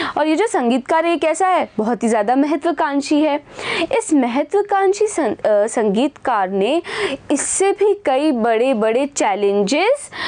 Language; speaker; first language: Hindi; native; Hindi